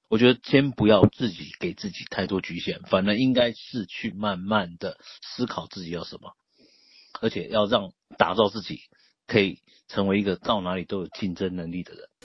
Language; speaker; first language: Chinese; native; Chinese